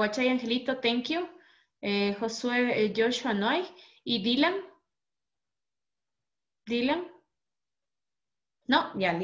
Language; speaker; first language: Spanish; native; Spanish